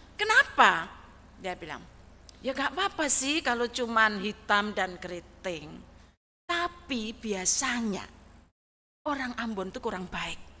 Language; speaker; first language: Indonesian; non-native, local second language; Javanese